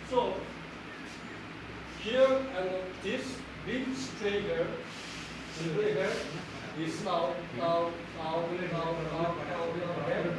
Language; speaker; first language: English; non-native, learner; Korean